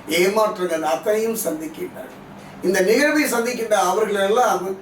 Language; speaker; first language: Tamil; native; Tamil